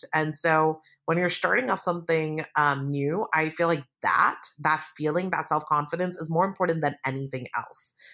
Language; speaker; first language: English; native; English